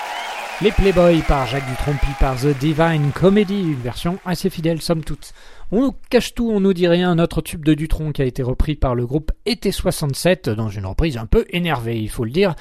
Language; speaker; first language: French; native; French